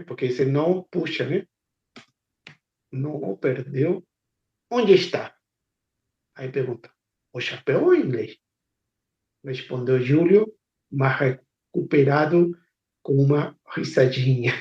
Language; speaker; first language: Portuguese; non-native, fluent; Spanish